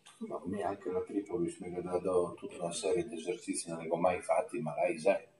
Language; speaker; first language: Italian; native; Italian